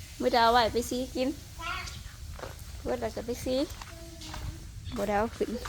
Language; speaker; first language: Thai; non-native, local second language; Northeastern Thai